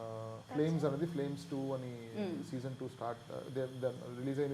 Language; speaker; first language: Telugu; native; Telugu